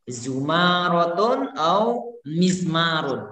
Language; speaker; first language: Arabic; non-native, learner; Indonesian